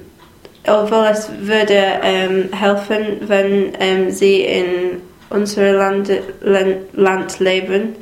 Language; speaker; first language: German; non-native, learner; English